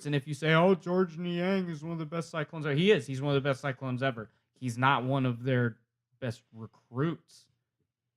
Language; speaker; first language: English; native; English